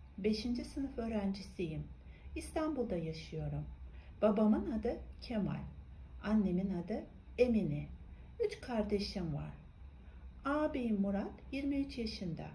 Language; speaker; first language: Turkish; non-native, fluent; Kazakh